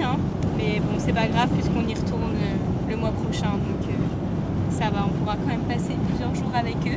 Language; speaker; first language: French; native; French